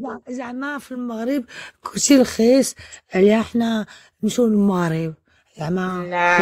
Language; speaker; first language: Arabic; early bilingual, heritage; French